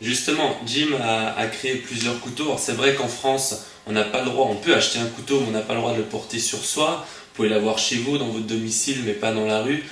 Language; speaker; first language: French; native; French